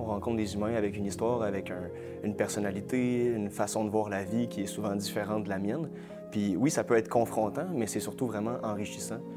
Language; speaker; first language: French; native; French